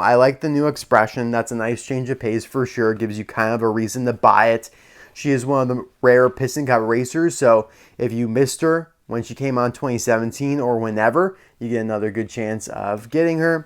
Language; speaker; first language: English; native; English